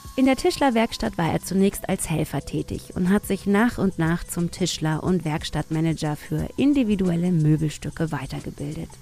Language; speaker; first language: German; early bilingual, other home language; Tigrinya